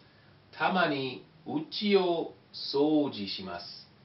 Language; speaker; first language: Japanese; non-native, learner; English